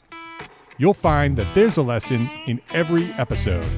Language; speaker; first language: English; native; English